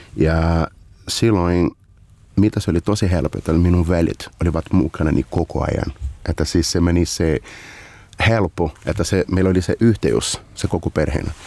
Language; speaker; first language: Finnish; non-native, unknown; Portuguese